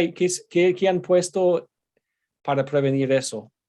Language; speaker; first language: Spanish; non-native, fluent; English